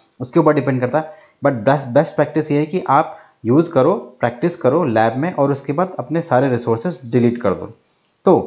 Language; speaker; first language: Hindi; native; Hindi